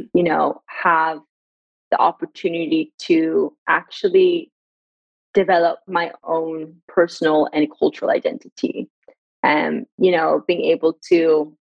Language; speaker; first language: English; early bilingual, other home language; Persian